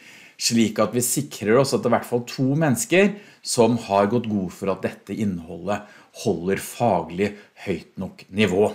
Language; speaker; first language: Norwegian; native; Norwegian